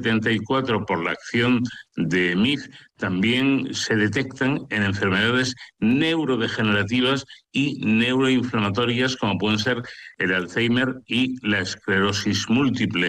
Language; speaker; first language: Spanish; native; Spanish